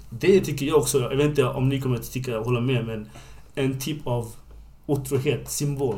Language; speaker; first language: Swedish; non-native, fluent; Bangla